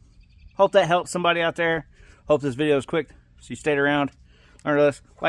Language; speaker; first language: English; native; English